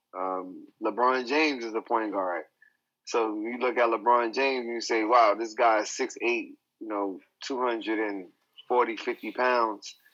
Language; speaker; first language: English; native; English